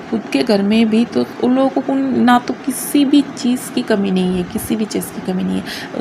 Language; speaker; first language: Hindi; non-native, local second language; Bangla